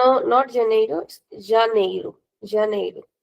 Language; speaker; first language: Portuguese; non-native, fluent; Hindi